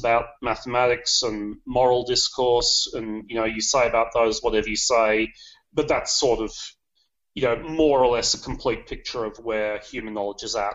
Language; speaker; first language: English; native; English